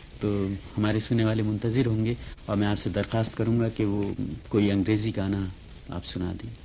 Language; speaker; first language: Urdu; native; Urdu